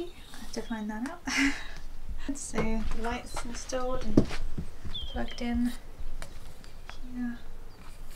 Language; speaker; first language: English; native; English